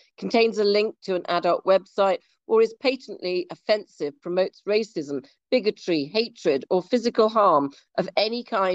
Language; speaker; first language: English; native; English